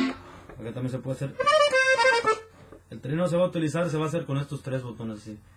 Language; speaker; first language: Spanish; native; Spanish